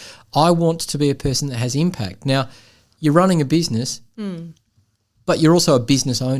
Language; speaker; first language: English; native; English